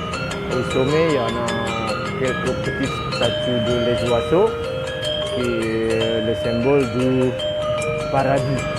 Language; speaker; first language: French; non-native, learner; Indonesian